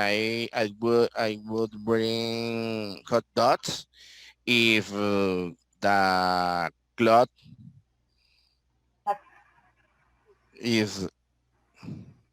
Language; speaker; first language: English; non-native, learner; Spanish